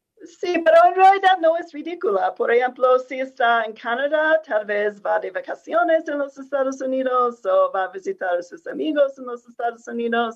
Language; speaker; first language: Spanish; non-native, fluent; English